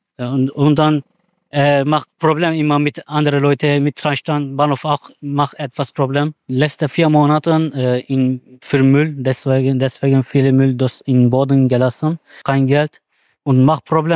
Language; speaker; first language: German; non-native, learner; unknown